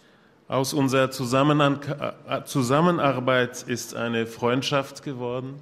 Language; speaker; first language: German; non-native, local second language; French